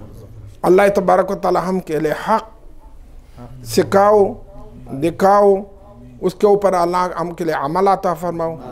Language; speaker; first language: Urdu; non-native, local second language; Pashto